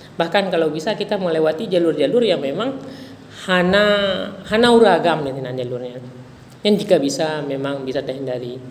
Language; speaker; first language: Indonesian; non-native, local second language; Achinese